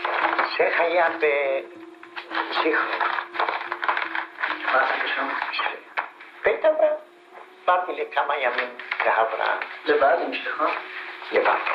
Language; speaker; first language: Hebrew; non-native, fluent; Polish